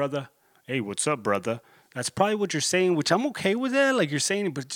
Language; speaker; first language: English; native; English